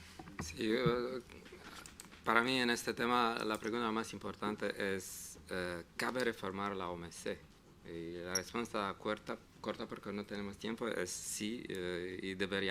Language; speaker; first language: Spanish; non-native, fluent; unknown